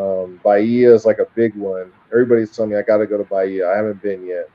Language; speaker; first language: English; native; English